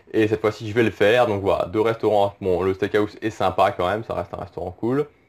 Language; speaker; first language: French; native; French